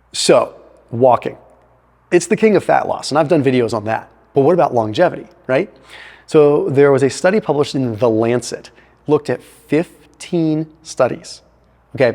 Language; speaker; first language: English; native; English